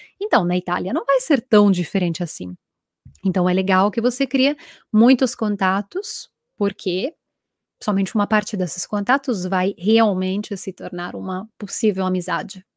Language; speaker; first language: Portuguese; non-native, fluent; Italian